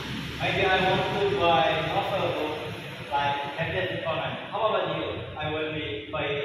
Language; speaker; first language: English; non-native, learner; Indonesian